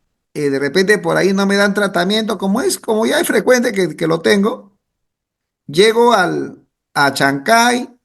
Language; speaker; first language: Spanish; native; Spanish